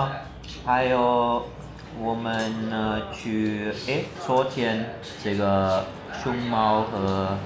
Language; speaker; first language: Chinese; non-native, learner; German